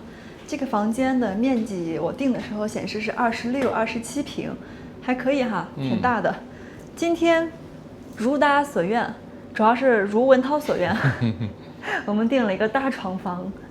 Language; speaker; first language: Chinese; native; Chinese